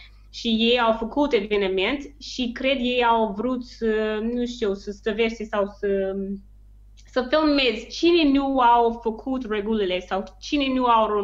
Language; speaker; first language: Romanian; non-native, learner; English